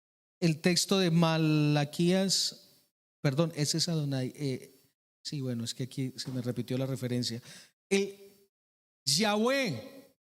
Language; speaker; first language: Spanish; native; Spanish